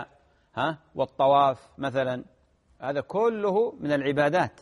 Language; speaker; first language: Arabic; native; Arabic